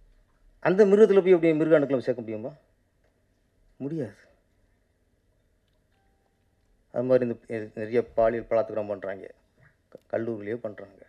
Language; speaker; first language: Tamil; native; Tamil